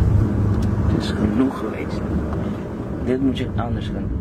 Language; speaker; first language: Dutch; non-native, local second language; Papiamento